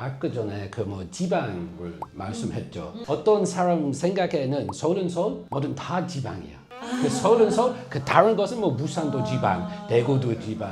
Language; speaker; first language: Korean; non-native, fluent; English